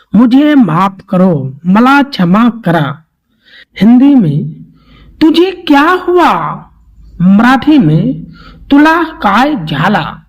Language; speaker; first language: Hindi; native; Hindi